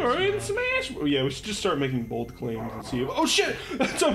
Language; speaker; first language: English; native; English